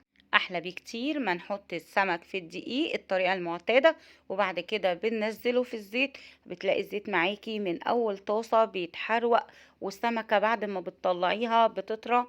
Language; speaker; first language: Arabic; native; Arabic